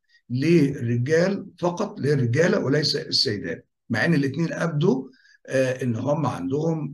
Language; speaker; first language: Arabic; native; Arabic